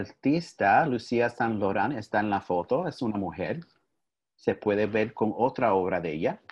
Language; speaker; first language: Spanish; early bilingual, heritage; English